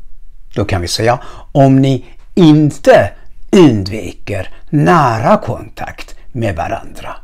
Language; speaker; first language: Swedish; non-native, fluent; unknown